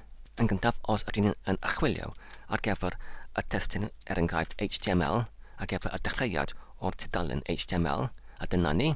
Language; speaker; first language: Welsh; non-native, learner; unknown